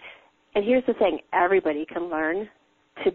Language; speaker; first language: English; native; English